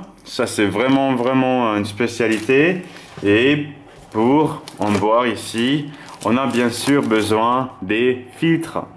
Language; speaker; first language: French; non-native, fluent; German